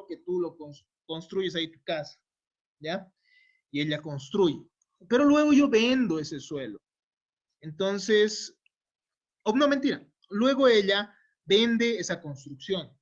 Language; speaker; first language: Spanish; native; Spanish